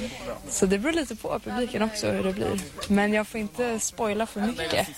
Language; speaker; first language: Swedish; native; Swedish